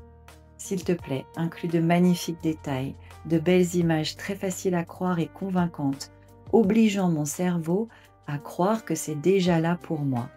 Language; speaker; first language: French; native; French